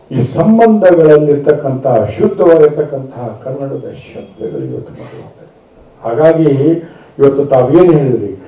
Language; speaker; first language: Kannada; native; Kannada